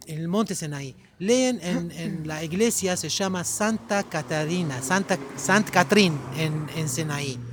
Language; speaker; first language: Spanish; non-native, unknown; Arabic